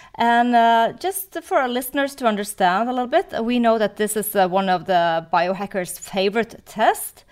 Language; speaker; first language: English; non-native, fluent; Norwegian